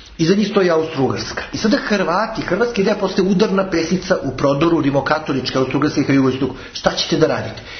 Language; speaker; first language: Serbian; native; Serbian